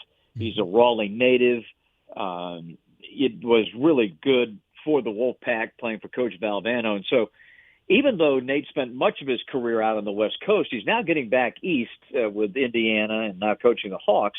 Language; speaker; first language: English; native; English